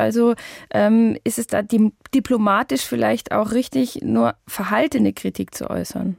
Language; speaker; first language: German; native; German